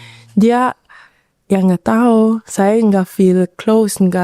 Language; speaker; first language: Indonesian; early bilingual, heritage; Indonesian